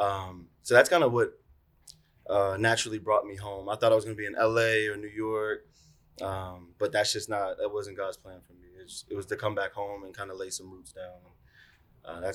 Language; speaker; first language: English; native; English